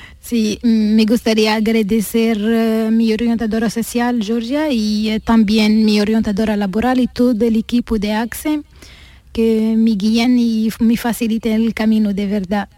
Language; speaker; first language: Spanish; non-native, learner; Arabic